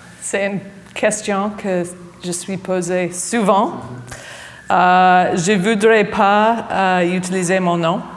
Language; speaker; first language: French; non-native, fluent; English